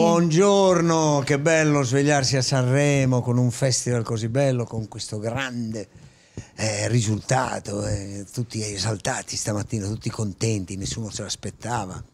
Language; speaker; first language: Italian; native; Italian